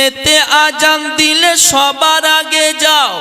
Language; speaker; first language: Bangla; native; Bangla